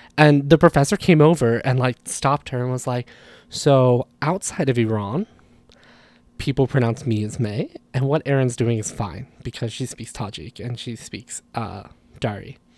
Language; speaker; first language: English; native; English